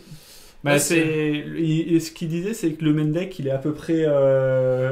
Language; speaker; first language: French; native; French